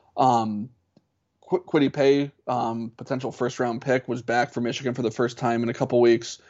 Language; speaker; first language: English; native; English